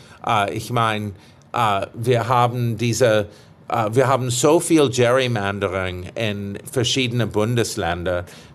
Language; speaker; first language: German; non-native, fluent; English